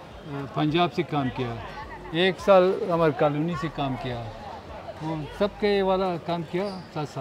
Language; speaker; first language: Hindi; non-native, learner; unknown